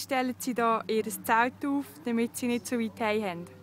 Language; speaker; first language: German; native; German